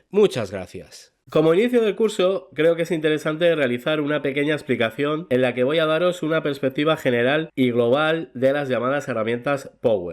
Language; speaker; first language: Spanish; native; Spanish